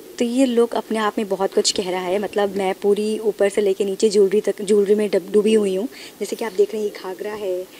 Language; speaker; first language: Hindi; native; Hindi